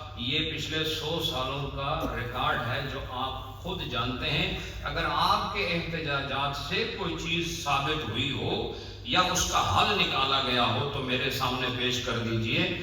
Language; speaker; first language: Urdu; non-native, local second language; Punjabi